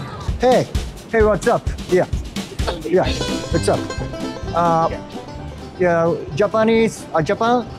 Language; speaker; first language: English; non-native, learner; Japanese